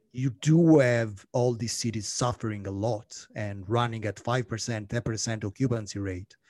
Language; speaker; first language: English; non-native, fluent; Italian